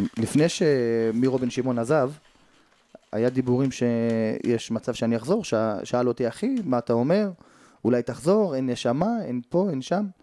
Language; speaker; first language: Hebrew; native; Hebrew